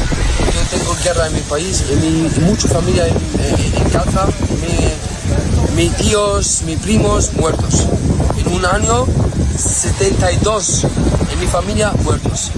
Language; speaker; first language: Spanish; non-native, learner; Arabic